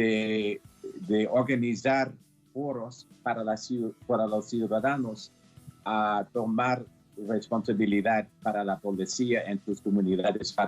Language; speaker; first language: Spanish; non-native, fluent; English